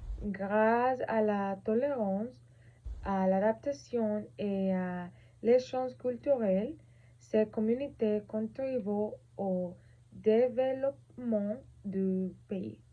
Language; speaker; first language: French; non-native, learner; Spanish